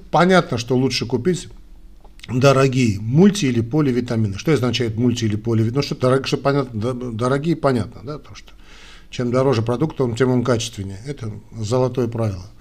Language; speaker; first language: Russian; non-native, local second language; Armenian